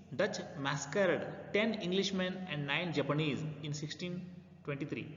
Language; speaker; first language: English; non-native, local second language; Kannada